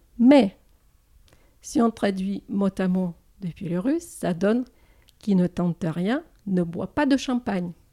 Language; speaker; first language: French; non-native, fluent; Russian